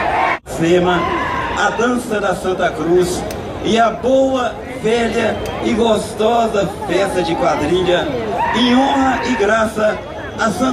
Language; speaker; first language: Portuguese; native; Portuguese